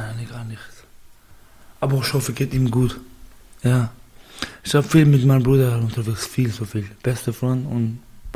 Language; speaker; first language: German; non-native, learner; Baluchi